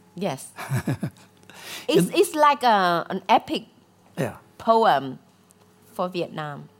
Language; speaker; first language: English; non-native, fluent; Vietnamese